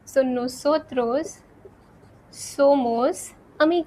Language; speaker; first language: Spanish; non-native, fluent; Hindi